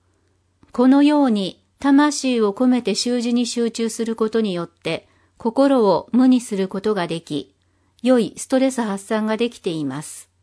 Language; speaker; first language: Japanese; non-native, fluent; English